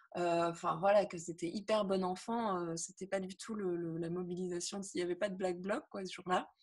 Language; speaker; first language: French; native; French